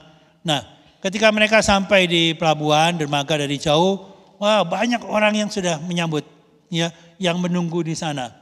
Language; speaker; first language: Indonesian; native; Indonesian